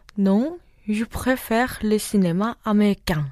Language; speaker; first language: French; non-native, learner; Korean